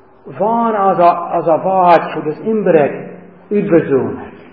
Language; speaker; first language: Hungarian; non-native, fluent; English